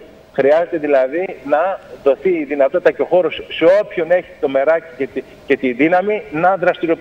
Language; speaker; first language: Greek; native; Greek